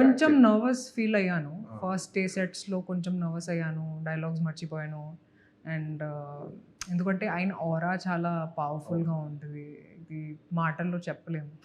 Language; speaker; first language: Telugu; non-native, local second language; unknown